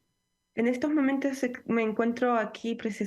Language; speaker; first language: Spanish; non-native, fluent; Ukrainian